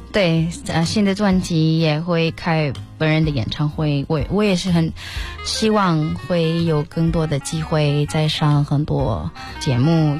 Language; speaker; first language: Chinese; non-native, fluent; Malay